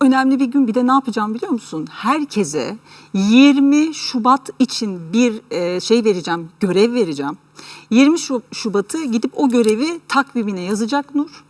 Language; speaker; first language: Turkish; native; Turkish